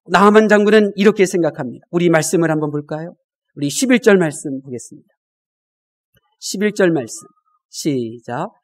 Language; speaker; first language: Korean; native; Korean